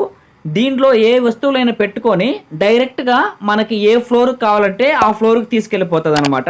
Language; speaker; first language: Telugu; native; Telugu